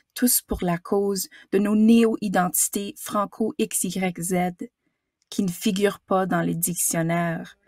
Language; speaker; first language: French; native; French